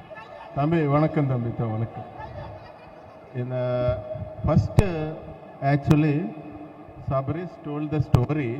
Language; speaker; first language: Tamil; non-native, learner; Telugu